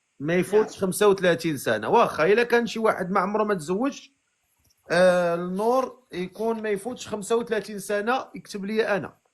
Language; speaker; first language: Arabic; native; Arabic